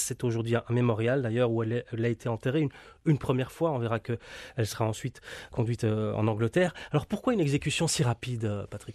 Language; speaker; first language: French; native; French